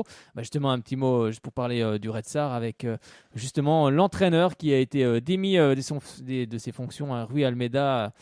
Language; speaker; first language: French; native; French